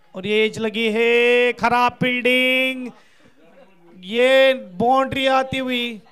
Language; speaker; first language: Hindi; non-native, local second language; Marathi